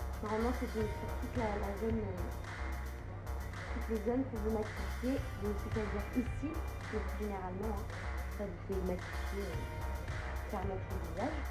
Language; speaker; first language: French; native; French